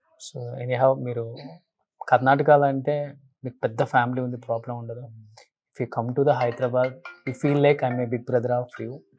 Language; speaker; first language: Telugu; native; Telugu